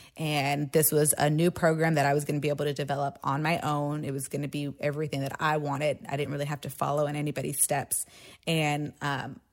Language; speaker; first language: English; native; English